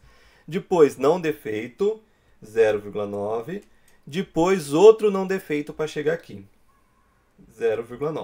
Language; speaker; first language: Portuguese; native; Portuguese